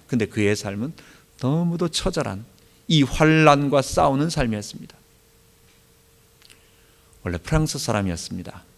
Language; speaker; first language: Korean; native; Korean